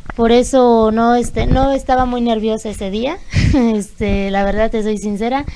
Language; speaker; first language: Spanish; native; Spanish